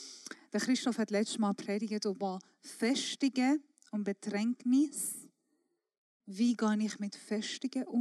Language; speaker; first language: German; non-native, fluent; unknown